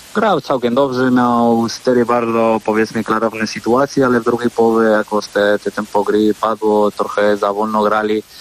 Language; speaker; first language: Polish; non-native, fluent; Spanish